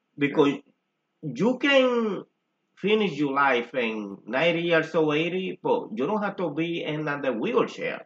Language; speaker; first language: English; non-native, learner; Spanish